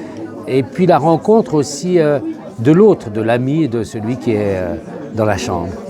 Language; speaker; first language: French; native; French